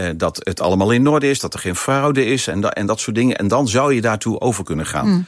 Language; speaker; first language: Dutch; native; Dutch